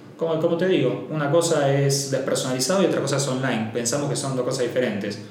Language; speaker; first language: Spanish; native; Spanish